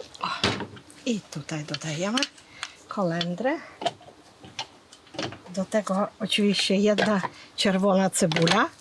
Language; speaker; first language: Polish; non-native, fluent; Ukrainian